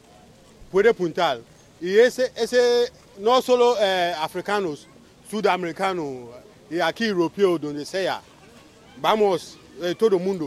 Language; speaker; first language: Spanish; non-native, learner; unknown